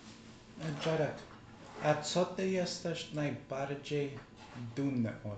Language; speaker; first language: Polish; early bilingual, heritage; English